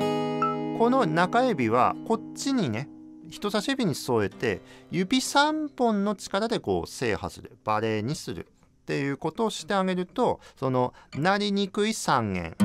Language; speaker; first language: Japanese; native; Japanese